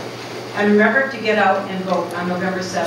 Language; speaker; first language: English; native; English